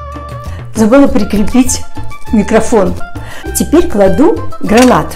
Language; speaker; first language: Russian; native; Russian